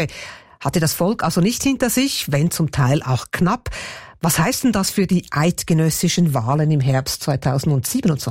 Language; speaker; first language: German; native; German